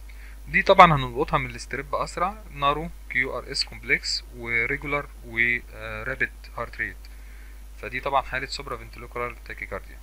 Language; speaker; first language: Arabic; native; Arabic